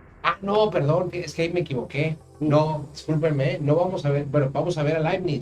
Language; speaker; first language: Spanish; native; Spanish